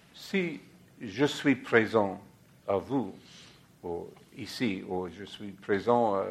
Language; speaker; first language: French; non-native, fluent; English